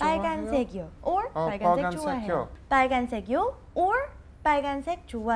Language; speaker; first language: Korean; non-native, fluent; English